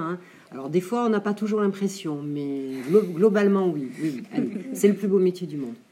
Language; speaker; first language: French; early bilingual, other home language; English